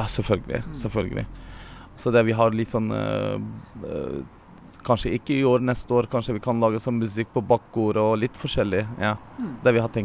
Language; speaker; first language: Norwegian; non-native, learner; Turkish